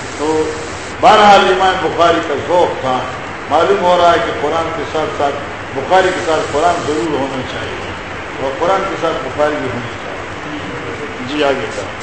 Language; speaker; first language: Urdu; non-native, local second language; Pashto